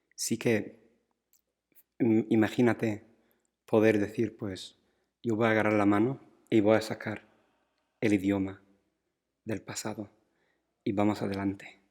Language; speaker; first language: Spanish; non-native, fluent; English